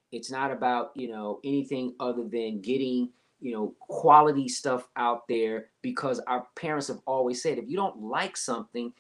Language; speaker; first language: English; native; English